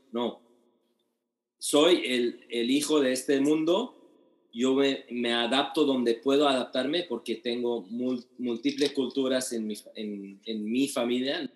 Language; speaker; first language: Spanish; non-native, fluent; Arabic